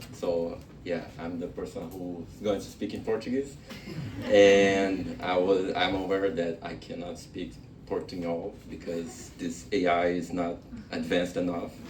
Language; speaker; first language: English; non-native, fluent; Portuguese